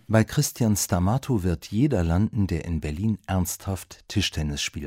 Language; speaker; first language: German; native; German